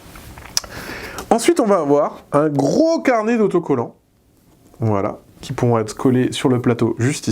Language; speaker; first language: French; native; French